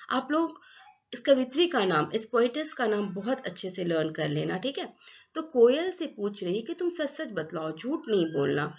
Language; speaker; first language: Hindi; non-native, local second language; Assamese